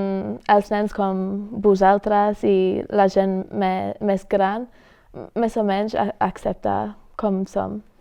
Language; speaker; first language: Catalan; non-native, fluent; English